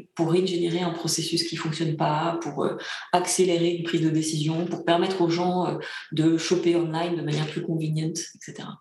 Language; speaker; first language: French; early bilingual, other home language; Bulgarian